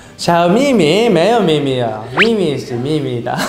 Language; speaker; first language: Chinese; non-native, learner; Japanese